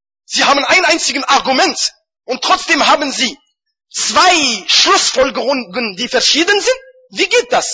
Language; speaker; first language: German; non-native, fluent; Arabic